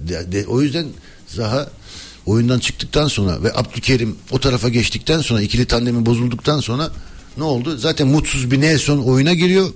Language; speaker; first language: Turkish; early bilingual, heritage; Turkish